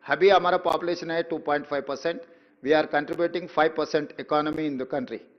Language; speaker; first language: Hindi; non-native, local second language; Telugu